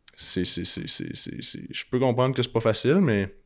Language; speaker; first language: French; native; French